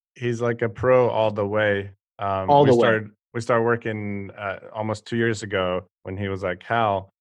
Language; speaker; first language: English; non-native, fluent; Swedish